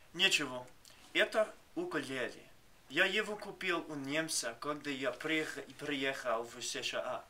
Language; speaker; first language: Russian; non-native, learner; English